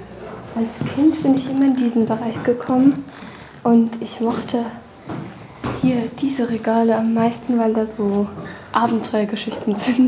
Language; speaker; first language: German; early bilingual, other home language; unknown